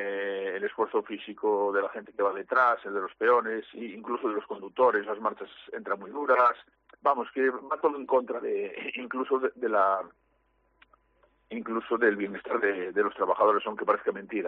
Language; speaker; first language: Spanish; native; Spanish